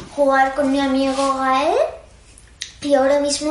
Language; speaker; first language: Spanish; early bilingual, heritage; Spanish